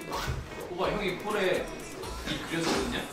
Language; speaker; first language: Korean; native; Korean